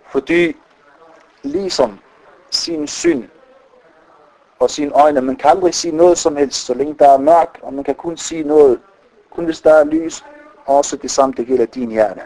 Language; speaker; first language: Danish; non-native, fluent; Arabic